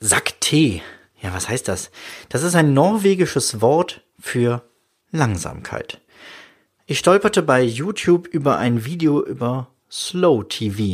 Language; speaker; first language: German; native; German